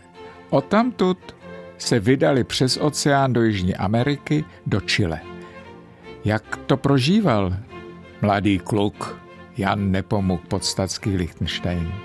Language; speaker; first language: Czech; native; Czech